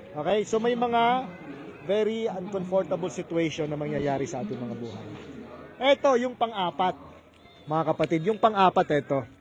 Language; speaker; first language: Filipino; native; Filipino